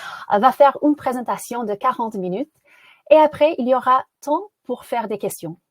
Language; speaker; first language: French; non-native, fluent; English